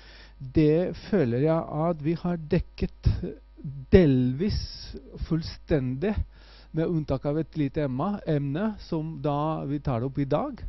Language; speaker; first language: Norwegian; non-native, fluent; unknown